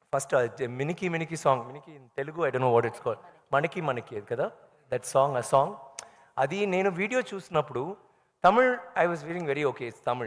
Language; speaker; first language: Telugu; non-native, learner; Tamil